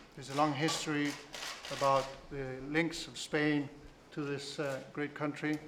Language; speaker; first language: English; non-native, fluent; Spanish